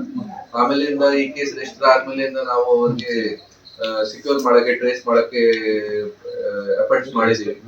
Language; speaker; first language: Kannada; non-native, fluent; Hindi